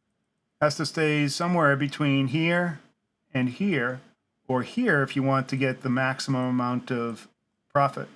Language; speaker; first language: English; native; English